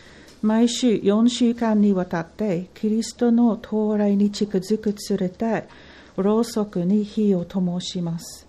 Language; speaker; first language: Japanese; non-native, fluent; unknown